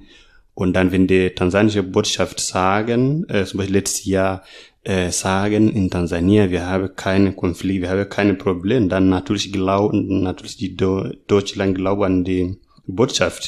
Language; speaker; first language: German; non-native, learner; Masai